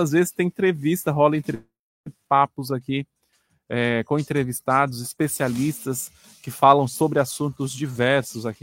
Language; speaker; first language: Portuguese; native; Portuguese